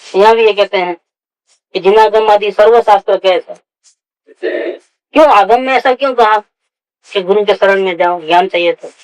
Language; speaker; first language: Hindi; non-native, local second language; Gujarati